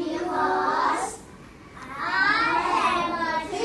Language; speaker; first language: English; non-native, learner; Thai